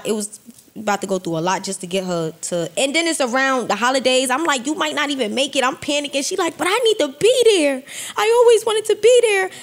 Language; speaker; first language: English; native; English